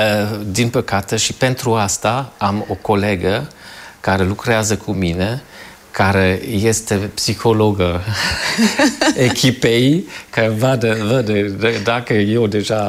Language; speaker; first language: Romanian; non-native, fluent; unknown